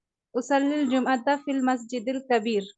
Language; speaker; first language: Arabic; non-native, learner; Urdu